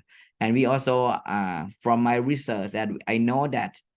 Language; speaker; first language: English; non-native, fluent; Thai